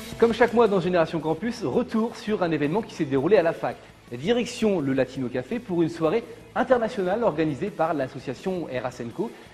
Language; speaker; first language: French; native; French